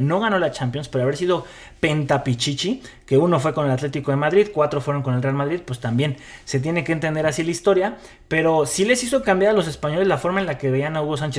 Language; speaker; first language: Spanish; native; Spanish